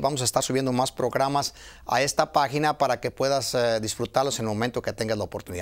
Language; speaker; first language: Spanish; native; Spanish